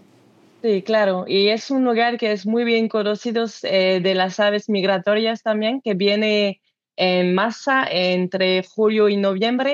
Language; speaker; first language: Spanish; non-native, learner; French